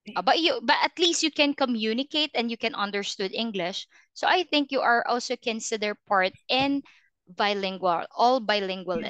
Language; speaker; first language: English; non-native, fluent; Filipino